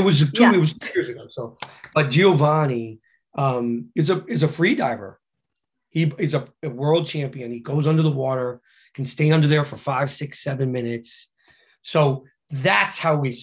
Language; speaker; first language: English; native; English